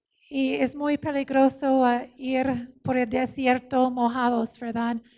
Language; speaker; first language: Spanish; non-native, fluent; English